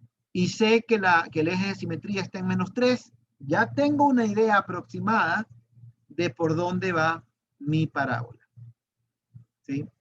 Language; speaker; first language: Spanish; native; Spanish